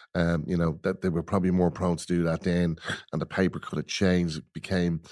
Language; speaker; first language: English; native; English